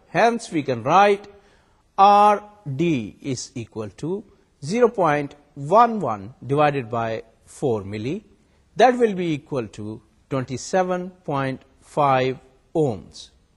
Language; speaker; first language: English; non-native, local second language; Urdu